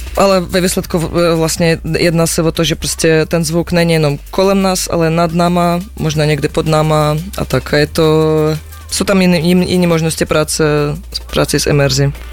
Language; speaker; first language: Czech; non-native, fluent; Russian